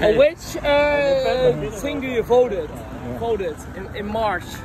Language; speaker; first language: English; non-native, learner; Dutch